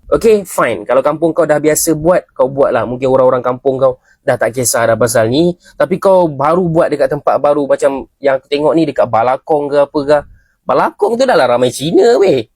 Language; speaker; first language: Malay; native; Malay